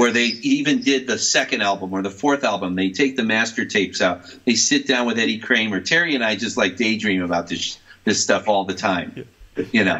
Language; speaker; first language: English; native; English